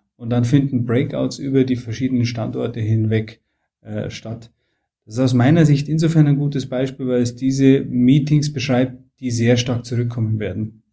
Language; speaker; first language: German; native; German